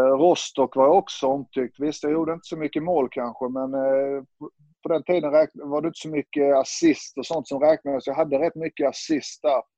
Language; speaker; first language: Swedish; early bilingual, other home language; Serbian